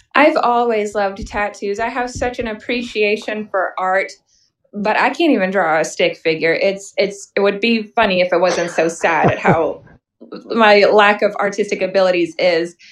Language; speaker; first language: English; native; English